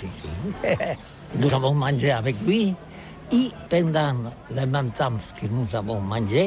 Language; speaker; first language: French; non-native, learner; Catalan